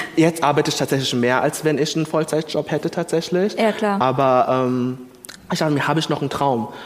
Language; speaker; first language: German; native; German